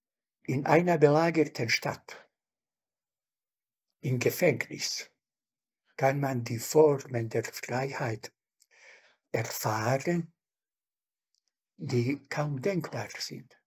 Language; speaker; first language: German; non-native, fluent; Bosnian